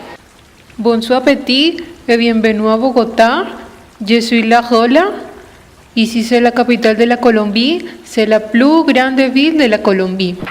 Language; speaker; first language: French; non-native, learner; Spanish